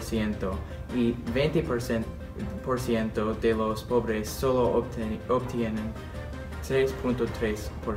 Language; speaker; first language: Spanish; non-native, learner; English